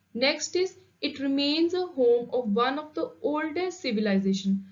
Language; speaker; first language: English; non-native, local second language; Punjabi